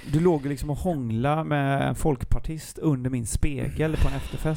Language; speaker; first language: Swedish; native; Swedish